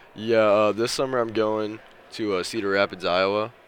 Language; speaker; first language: English; native; English